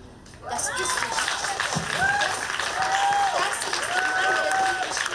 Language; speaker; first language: German; non-native, learner; Persian